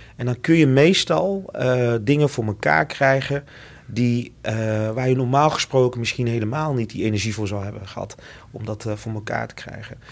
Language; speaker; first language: Dutch; early bilingual, other home language; Lingala